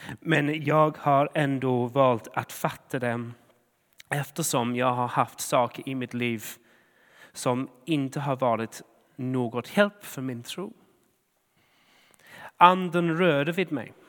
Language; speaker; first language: Swedish; non-native, fluent; English